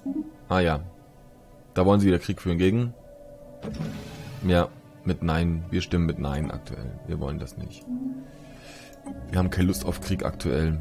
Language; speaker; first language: German; native; German